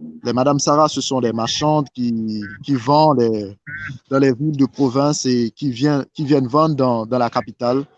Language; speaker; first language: French; non-native, local second language; Haitian Creole